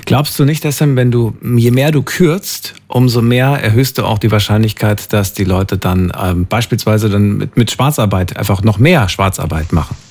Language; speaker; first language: German; native; German